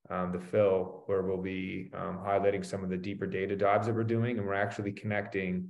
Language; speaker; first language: English; native; English